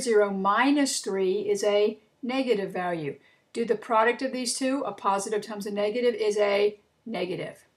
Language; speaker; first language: English; native; English